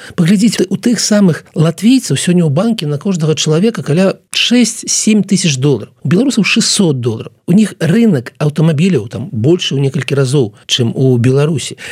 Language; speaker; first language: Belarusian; non-native, local second language; Russian